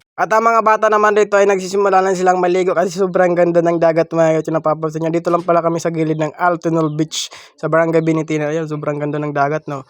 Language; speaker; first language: Filipino; non-native, local second language; Masbatenyo